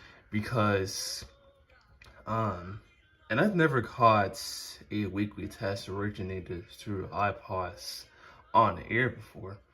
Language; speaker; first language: English; native; English